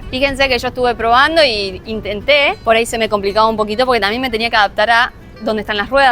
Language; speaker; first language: Spanish; native; Spanish